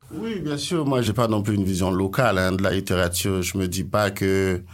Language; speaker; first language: French; non-native, local second language; Haitian Creole